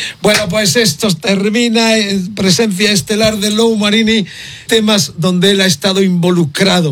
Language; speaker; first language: Spanish; native; Spanish